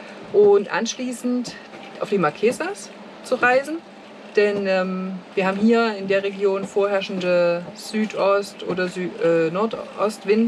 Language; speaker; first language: German; native; German